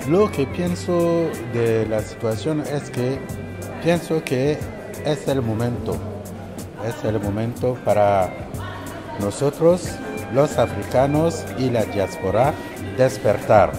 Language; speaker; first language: Spanish; non-native, fluent; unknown